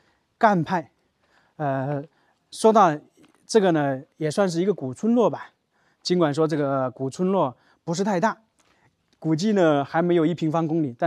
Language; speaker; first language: Chinese; native; Chinese